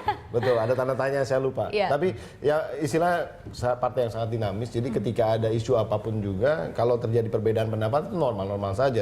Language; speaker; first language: Indonesian; native; Indonesian